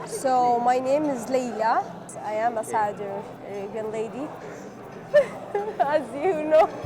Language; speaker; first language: English; non-native, fluent; Arabic